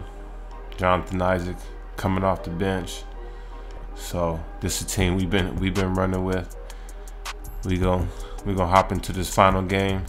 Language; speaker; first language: English; native; English